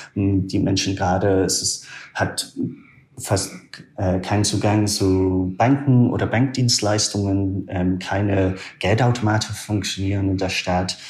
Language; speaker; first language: German; non-native, fluent; English